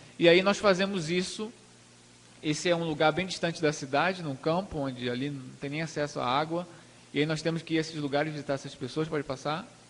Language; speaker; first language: Portuguese; native; Portuguese